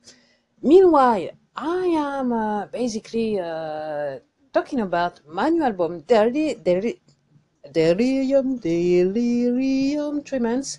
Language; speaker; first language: English; non-native, fluent; French